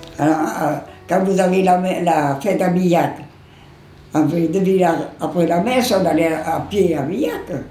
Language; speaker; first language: French; non-native, local second language; Occitan